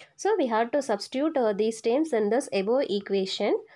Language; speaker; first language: English; non-native, local second language; Tamil